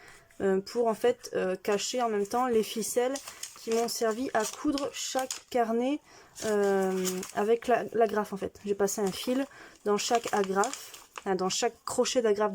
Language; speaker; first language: French; native; French